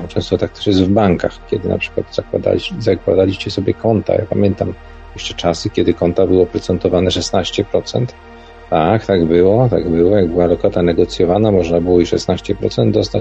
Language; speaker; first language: Polish; native; Polish